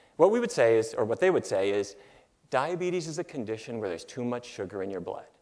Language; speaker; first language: English; native; English